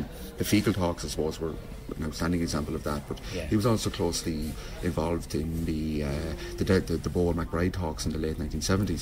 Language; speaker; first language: English; native; English